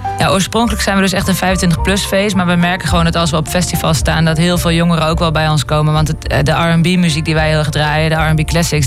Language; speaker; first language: Dutch; native; Dutch